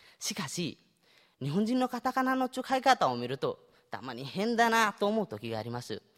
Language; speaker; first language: Japanese; non-native, fluent; Nepali